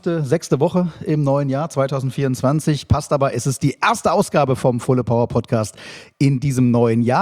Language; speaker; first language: German; native; German